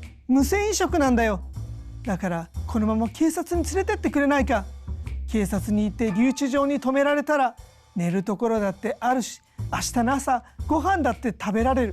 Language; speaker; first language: Japanese; native; Japanese